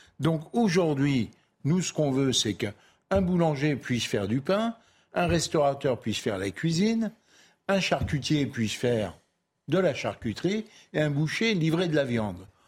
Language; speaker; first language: French; native; French